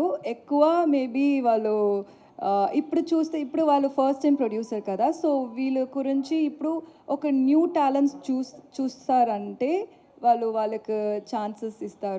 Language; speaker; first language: Telugu; non-native, learner; Tamil